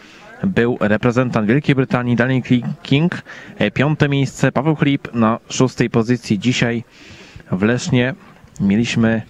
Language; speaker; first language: Polish; native; Polish